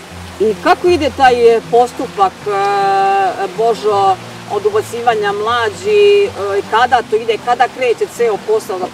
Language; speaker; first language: Croatian; native; Croatian